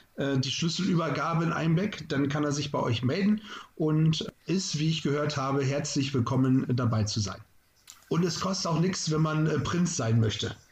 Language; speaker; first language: German; native; German